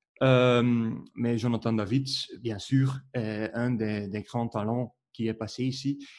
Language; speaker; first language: French; non-native, learner; Dutch